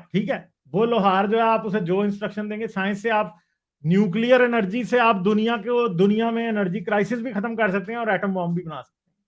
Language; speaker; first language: Urdu; native; Urdu